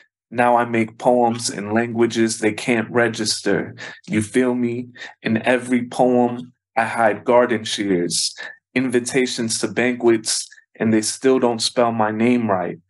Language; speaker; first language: English; early bilingual, other home language; Spanish